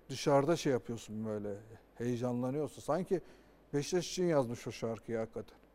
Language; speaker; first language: Turkish; native; Turkish